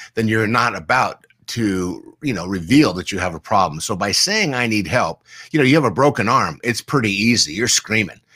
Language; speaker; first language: English; native; English